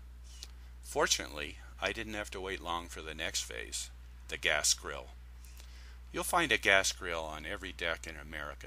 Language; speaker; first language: English; native; English